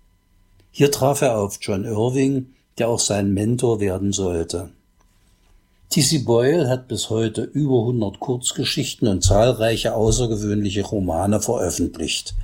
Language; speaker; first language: German; native; German